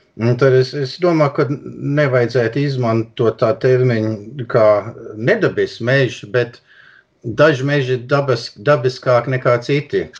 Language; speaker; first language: Latvian; early bilingual, heritage; Latvian